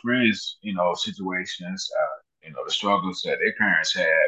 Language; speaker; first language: English; native; English